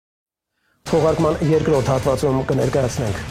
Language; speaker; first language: Armenian; native; Armenian